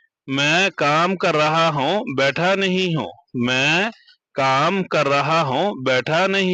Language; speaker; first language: Hindi; non-native, fluent; Bangla